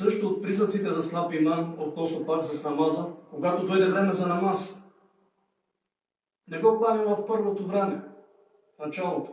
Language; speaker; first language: Bulgarian; native; Bulgarian